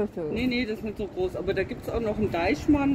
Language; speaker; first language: German; native; German